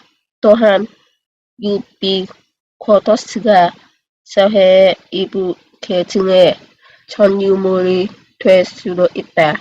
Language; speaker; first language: Korean; non-native, learner; Vietnamese